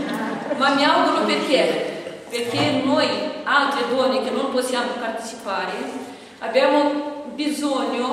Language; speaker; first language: Italian; non-native, fluent; Romanian